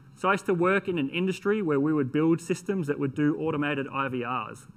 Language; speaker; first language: English; native; English